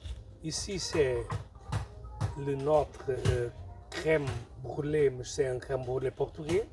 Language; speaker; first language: French; non-native, learner; Portuguese